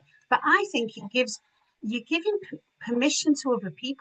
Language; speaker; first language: English; native; English